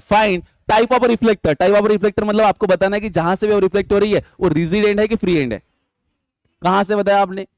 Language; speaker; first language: Hindi; non-native, local second language; Marathi